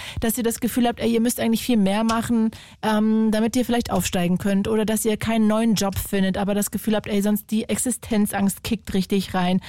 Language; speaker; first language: German; native; German